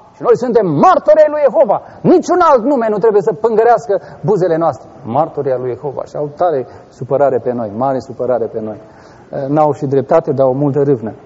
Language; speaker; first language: Romanian; native; Romanian